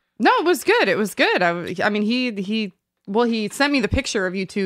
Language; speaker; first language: English; native; English